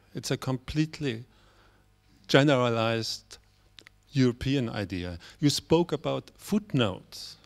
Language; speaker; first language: English; non-native, fluent; German